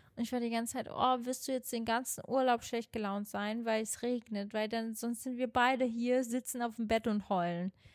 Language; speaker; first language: German; non-native, fluent; Portuguese